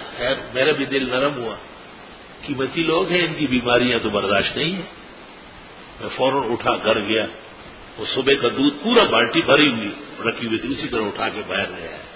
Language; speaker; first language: Urdu; non-native, local second language; Pashto